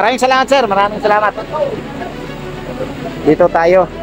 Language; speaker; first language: Filipino; non-native, local second language; Cebuano